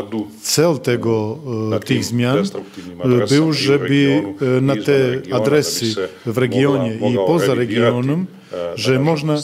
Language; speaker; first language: Polish; non-native, fluent; Serbian